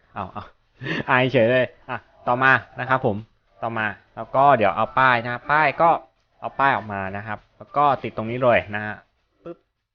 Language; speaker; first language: Thai; native; Thai